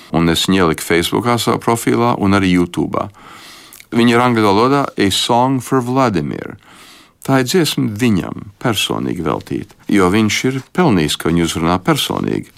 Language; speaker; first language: Latvian; early bilingual, heritage; Latvian